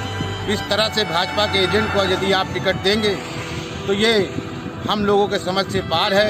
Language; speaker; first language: Hindi; native; Hindi